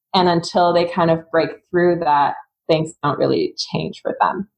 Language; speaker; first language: English; native; English